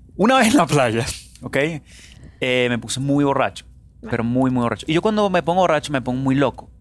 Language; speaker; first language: Spanish; native; Spanish